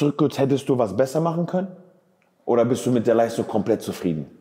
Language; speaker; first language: German; native; German